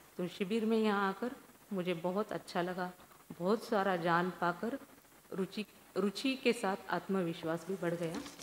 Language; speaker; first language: Hindi; non-native, local second language; Marathi